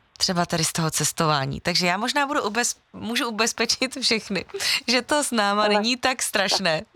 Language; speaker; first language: Czech; non-native, fluent; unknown